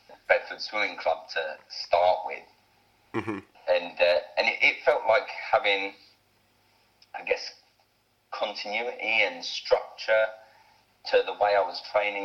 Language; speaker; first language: English; native; English